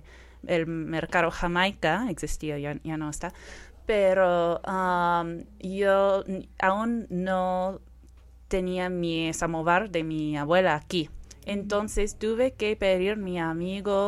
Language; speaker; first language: Spanish; non-native, fluent; English